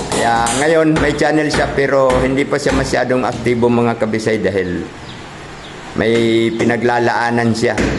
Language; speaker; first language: Filipino; non-native, local second language; Cebuano